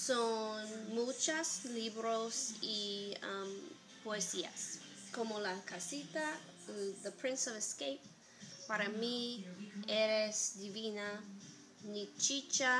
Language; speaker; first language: Spanish; non-native, learner; English